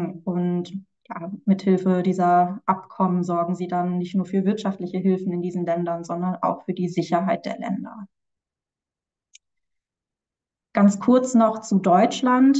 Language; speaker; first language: German; native; German